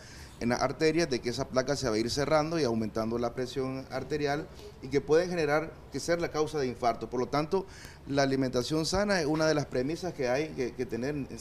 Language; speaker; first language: Spanish; native; Spanish